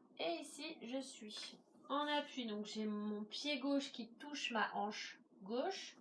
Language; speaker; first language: French; native; French